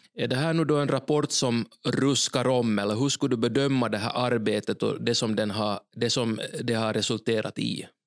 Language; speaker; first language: Swedish; native; Swedish